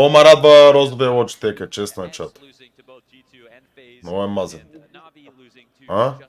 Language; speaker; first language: Bulgarian; native; Bulgarian